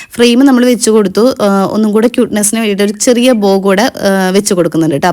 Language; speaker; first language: Malayalam; native; Malayalam